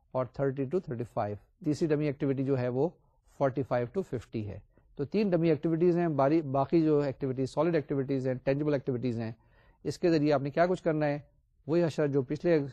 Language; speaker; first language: Urdu; native; Urdu